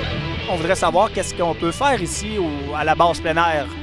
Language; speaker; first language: French; native; French